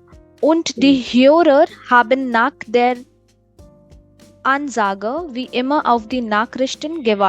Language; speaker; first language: German; non-native, fluent; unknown